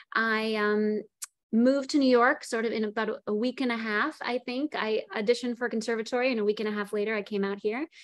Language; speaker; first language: English; native; English